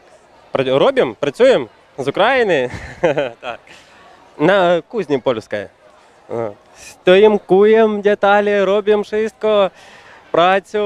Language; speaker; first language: Polish; non-native, learner; Ukrainian